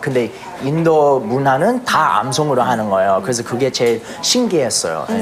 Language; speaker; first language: Korean; early bilingual, heritage; English